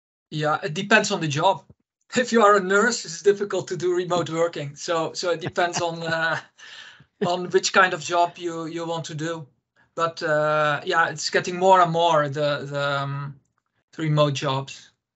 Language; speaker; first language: English; non-native, fluent; Dutch